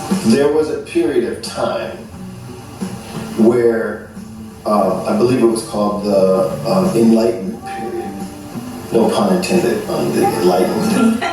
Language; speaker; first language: English; native; English